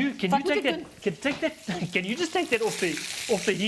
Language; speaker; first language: English; native; English